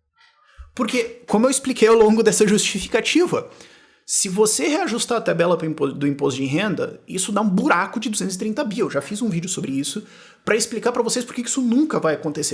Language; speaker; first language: Portuguese; native; Portuguese